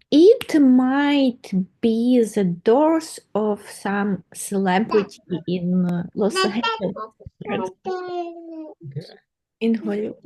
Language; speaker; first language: English; non-native, learner; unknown